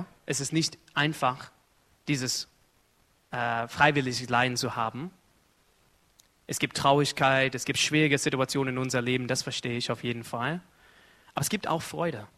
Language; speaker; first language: German; non-native, fluent; Arabic